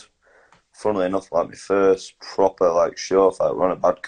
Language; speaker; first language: English; native; English